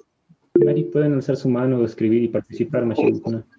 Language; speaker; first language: Spanish; native; Spanish